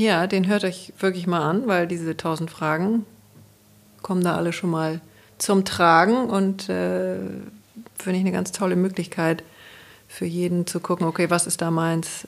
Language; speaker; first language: German; native; German